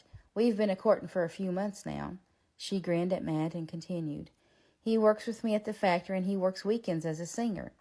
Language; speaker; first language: English; native; English